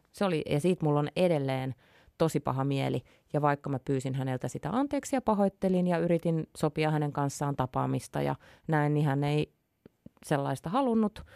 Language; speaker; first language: Finnish; native; Finnish